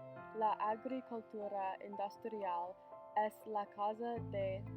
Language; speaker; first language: Spanish; non-native, learner; English